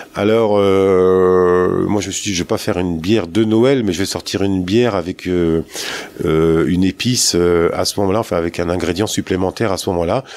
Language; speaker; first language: French; native; French